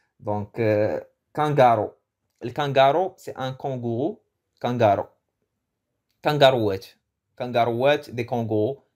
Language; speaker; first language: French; early bilingual, other home language; Arabic